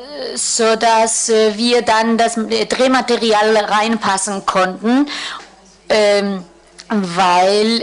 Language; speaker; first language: German; non-native, fluent; Spanish